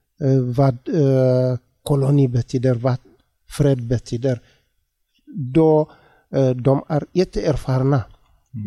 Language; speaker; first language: Swedish; non-native, learner; Tigrinya